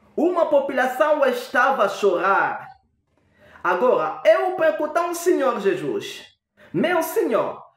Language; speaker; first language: Portuguese; non-native, learner; French